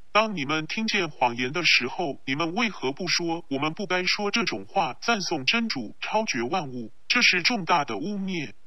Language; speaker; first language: Chinese; non-native, local second language; Cantonese